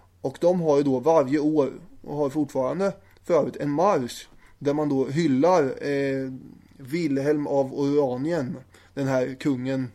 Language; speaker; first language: Swedish; native; Swedish